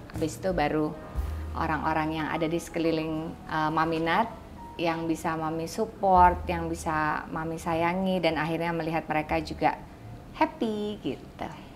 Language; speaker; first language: Indonesian; native; Indonesian